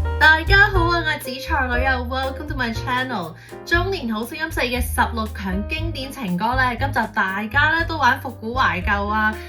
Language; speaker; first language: Cantonese; early bilingual, heritage; Cantonese